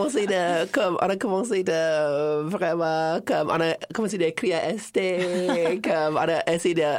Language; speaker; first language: French; non-native, fluent; English